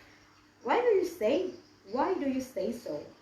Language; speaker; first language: English; non-native, learner; Indonesian